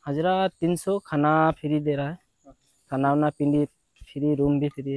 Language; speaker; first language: Hindi; non-native, local second language; Assamese